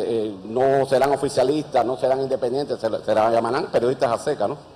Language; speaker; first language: Spanish; native; Spanish